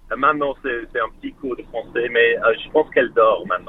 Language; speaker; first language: French; non-native, fluent; English